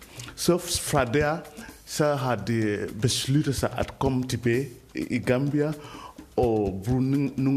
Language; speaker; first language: Danish; non-native, fluent; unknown